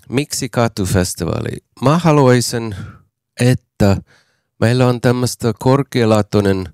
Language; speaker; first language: Finnish; non-native, fluent; English